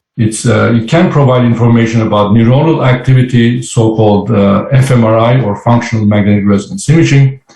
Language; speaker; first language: English; non-native, fluent; Turkish